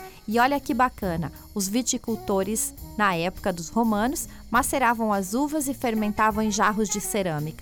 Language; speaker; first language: Portuguese; native; Portuguese